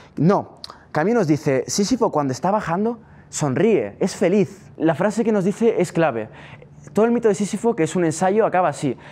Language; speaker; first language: Spanish; non-native, fluent; Italian